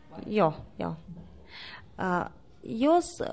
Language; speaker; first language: Finnish; non-native, learner; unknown